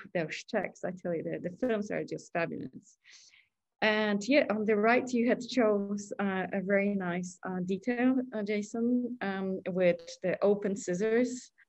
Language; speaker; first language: English; non-native, fluent; Polish